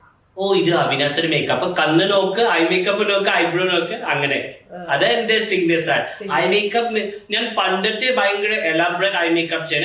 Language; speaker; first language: Malayalam; non-native, fluent; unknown